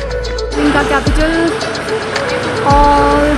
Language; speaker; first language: Hindi; non-native, local second language; Nepali